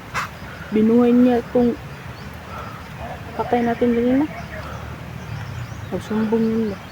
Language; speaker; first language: Filipino; non-native, local second language; Cebuano